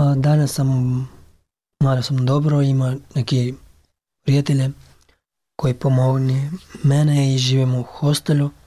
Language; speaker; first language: Serbian; non-native, learner; Pashto